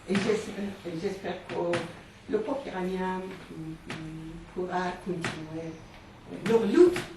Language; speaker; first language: French; non-native, fluent; Persian